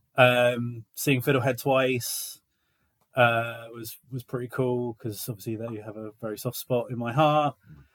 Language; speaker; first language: English; native; English